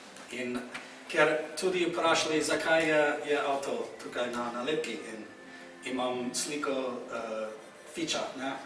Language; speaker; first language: Slovenian; non-native, fluent; English